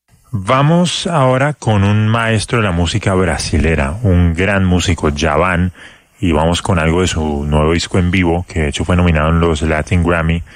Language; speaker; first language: Spanish; native; Spanish